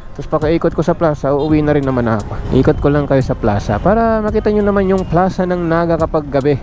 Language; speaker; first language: Filipino; non-native, local second language; Bikol